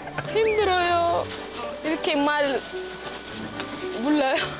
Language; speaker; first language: Korean; non-native, learner; Amharic